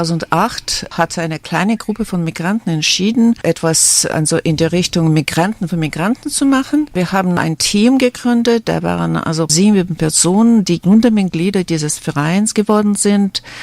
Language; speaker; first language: German; non-native, fluent; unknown